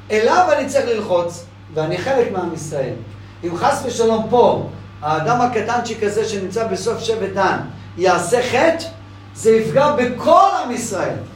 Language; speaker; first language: Hebrew; non-native, fluent; English